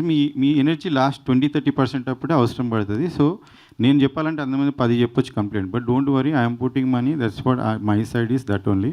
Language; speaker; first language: Telugu; native; Telugu